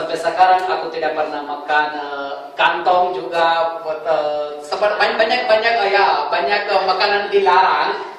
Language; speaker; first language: Indonesian; non-native, fluent; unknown